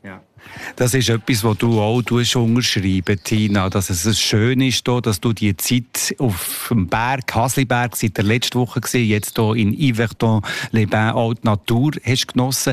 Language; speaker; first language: German; native; German